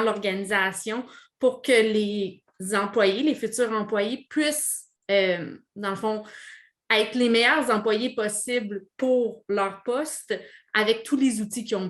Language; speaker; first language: French; native; French